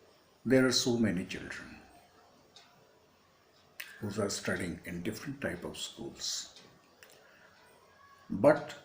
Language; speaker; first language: English; non-native, local second language; Hindi